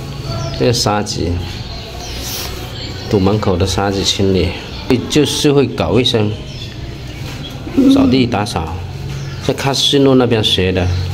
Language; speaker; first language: Chinese; native; Chinese